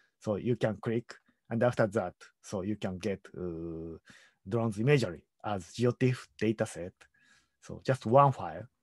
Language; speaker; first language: English; non-native, learner; Japanese